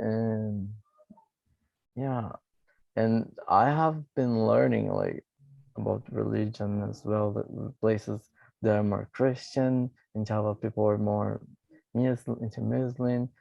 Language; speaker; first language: English; non-native, fluent; Portuguese